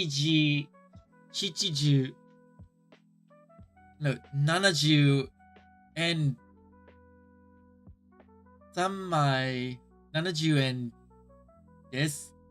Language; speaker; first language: Japanese; non-native, learner; English